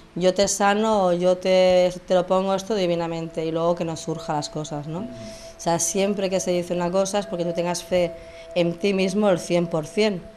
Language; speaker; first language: Spanish; native; Spanish